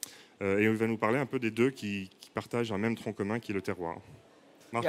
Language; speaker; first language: French; native; French